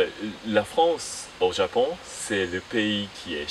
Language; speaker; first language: French; non-native, fluent; Japanese